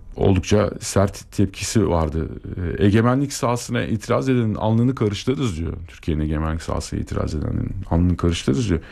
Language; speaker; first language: Turkish; native; Turkish